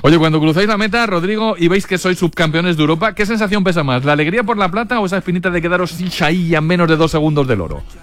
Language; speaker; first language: Spanish; native; Spanish